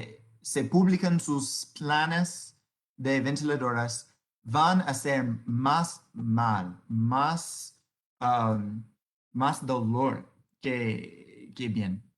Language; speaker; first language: Spanish; non-native, fluent; English